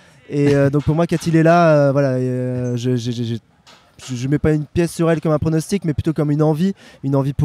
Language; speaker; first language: French; native; French